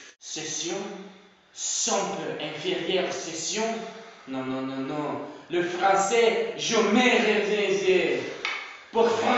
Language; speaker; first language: French; non-native, learner; English